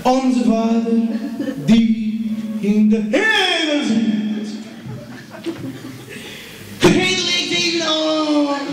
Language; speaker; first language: Dutch; non-native, local second language; French